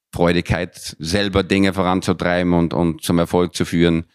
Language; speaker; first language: German; early bilingual, other home language; Dutch